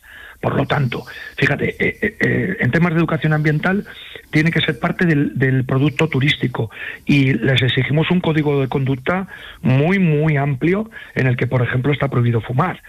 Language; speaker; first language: Spanish; native; Spanish